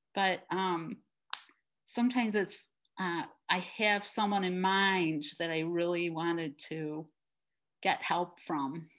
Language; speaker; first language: English; native; English